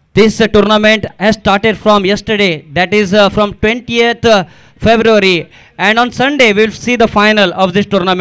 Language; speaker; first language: English; non-native, local second language; Hindi